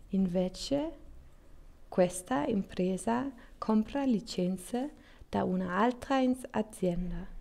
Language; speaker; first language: Italian; non-native, learner; German